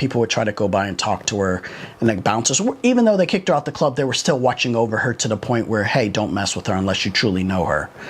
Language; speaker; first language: English; native; English